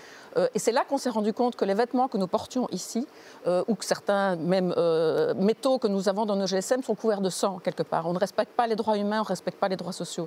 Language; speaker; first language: French; native; French